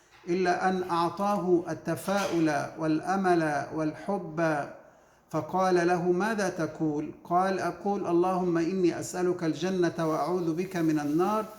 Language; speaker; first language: Arabic; native; Arabic